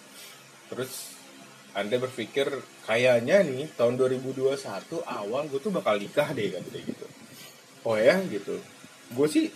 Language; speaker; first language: Indonesian; native; Indonesian